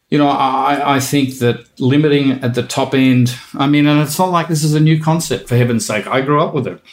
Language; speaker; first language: English; native; English